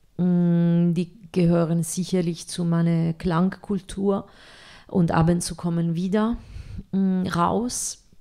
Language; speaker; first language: German; non-native, fluent; Italian